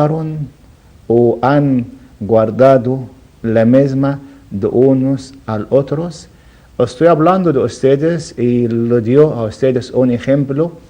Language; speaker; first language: Spanish; non-native, learner; Arabic